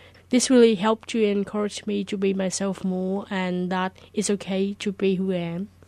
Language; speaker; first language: English; early bilingual, other home language; Vietnamese